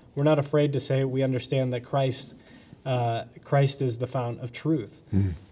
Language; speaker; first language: English; native; English